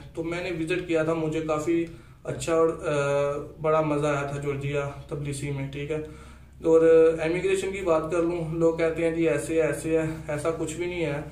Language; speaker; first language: Urdu; non-native, local second language; Punjabi